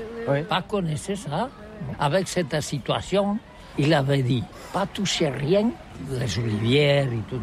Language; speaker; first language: French; non-native, learner; Catalan